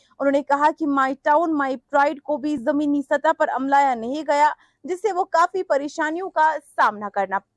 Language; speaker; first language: Urdu; non-native, local second language; Kashmiri